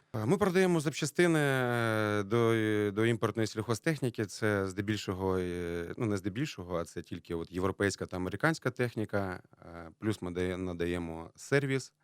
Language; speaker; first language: Ukrainian; native; Ukrainian